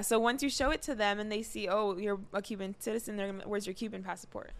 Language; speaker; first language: English; early bilingual, other home language; Spanish